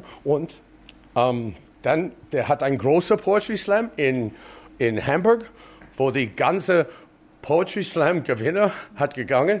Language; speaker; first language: German; non-native, fluent; English